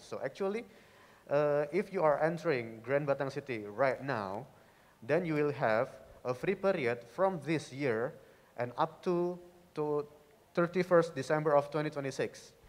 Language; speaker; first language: English; non-native, fluent; Indonesian